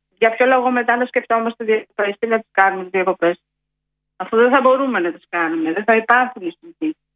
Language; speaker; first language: Greek; native; Greek